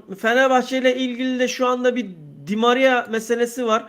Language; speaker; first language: Turkish; native; Turkish